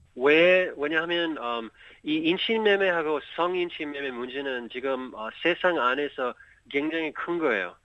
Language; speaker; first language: Korean; early bilingual, heritage; Korean